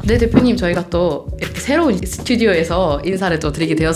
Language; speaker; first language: Korean; native; Korean